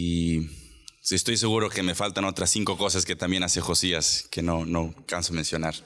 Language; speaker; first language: Spanish; native; Spanish